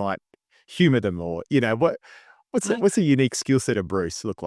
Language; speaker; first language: English; native; English